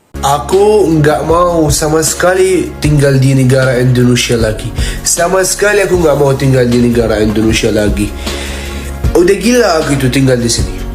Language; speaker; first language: Indonesian; non-native, fluent; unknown